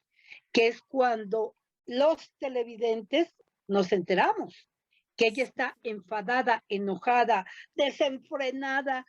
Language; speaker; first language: Spanish; native; Spanish